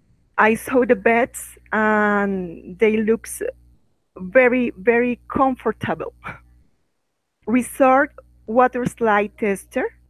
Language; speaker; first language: English; non-native, learner; Spanish